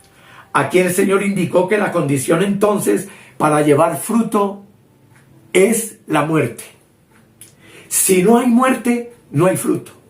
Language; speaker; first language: Spanish; native; Spanish